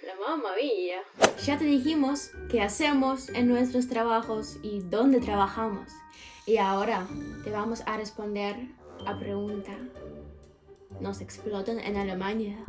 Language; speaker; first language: Spanish; non-native, fluent; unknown